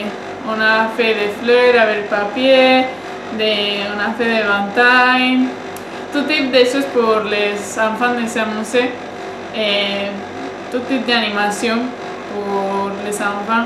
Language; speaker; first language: French; non-native, learner; Spanish